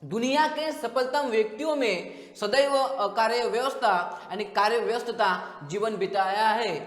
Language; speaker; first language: Hindi; non-native, local second language; Marathi